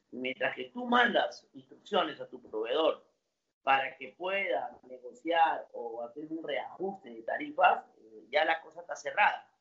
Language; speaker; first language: Spanish; native; Spanish